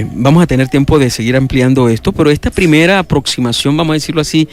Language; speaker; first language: Spanish; native; Spanish